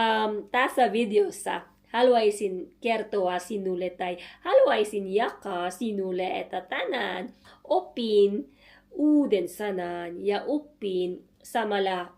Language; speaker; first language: Finnish; non-native, learner; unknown